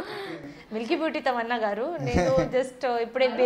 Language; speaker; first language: Telugu; non-native, learner; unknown